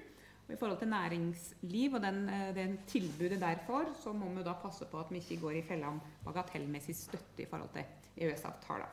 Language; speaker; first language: Norwegian; native; Norwegian